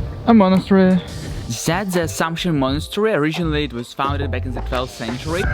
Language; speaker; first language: English; non-native, fluent; Russian